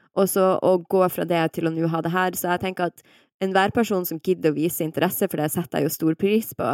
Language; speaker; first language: Norwegian; native; Norwegian